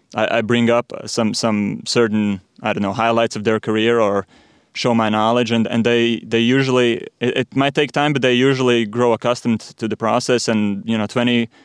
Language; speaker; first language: English; non-native, fluent; Latvian